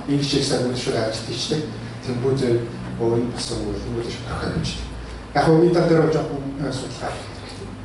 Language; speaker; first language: Mongolian; early bilingual, heritage; Mongolian